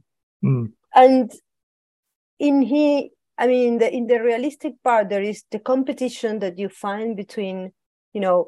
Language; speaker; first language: English; non-native, fluent; Spanish